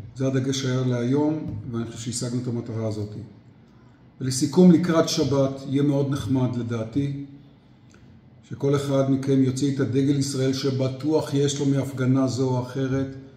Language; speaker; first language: Hebrew; native; Hebrew